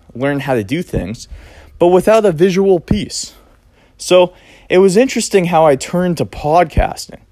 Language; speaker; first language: English; native; English